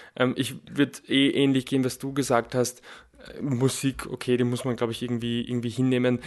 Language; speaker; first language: German; native; German